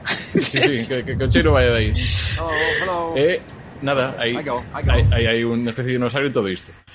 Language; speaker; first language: Galician; non-native, local second language; Spanish